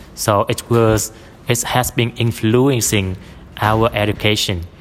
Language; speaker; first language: English; non-native, fluent; Vietnamese